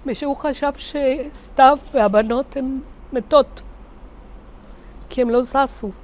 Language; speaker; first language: Hebrew; non-native, fluent; Spanish